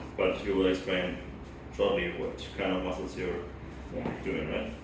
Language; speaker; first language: English; non-native, fluent; German